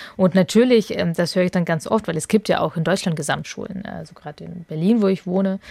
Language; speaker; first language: German; early bilingual, other home language; Russian